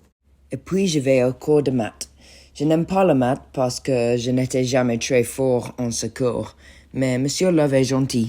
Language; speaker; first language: French; non-native, learner; English